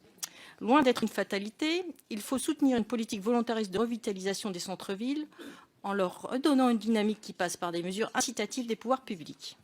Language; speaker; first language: French; native; French